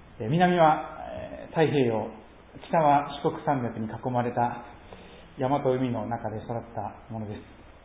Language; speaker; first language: Japanese; native; Japanese